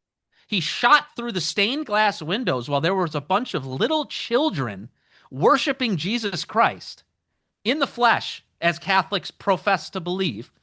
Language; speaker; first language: English; native; English